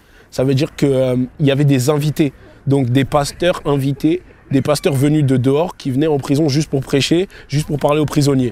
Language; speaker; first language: French; native; French